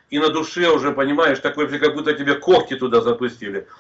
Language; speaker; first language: Russian; native; Russian